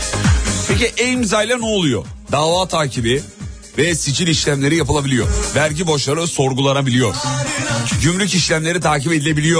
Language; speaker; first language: Turkish; native; Turkish